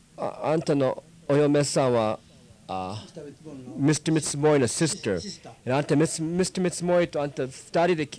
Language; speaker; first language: Japanese; early bilingual, heritage; English